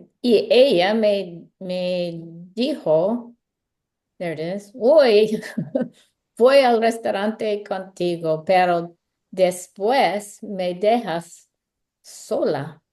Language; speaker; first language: Spanish; non-native, learner; English